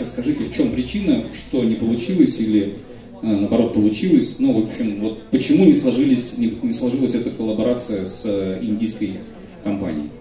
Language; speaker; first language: Russian; native; Russian